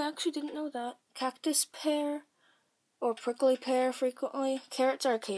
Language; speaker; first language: English; native; English